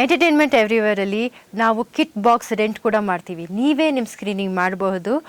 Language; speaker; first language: Kannada; non-native, local second language; Tamil